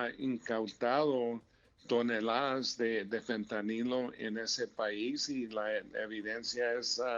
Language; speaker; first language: Spanish; early bilingual, heritage; Spanish